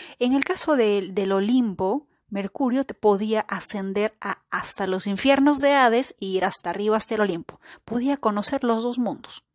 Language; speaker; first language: Spanish; native; Spanish